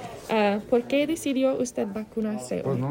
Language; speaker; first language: Spanish; non-native, fluent; English